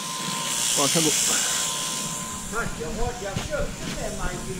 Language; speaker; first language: Swedish; native; Swedish